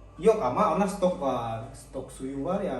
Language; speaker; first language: Turkish; non-native, learner; Indonesian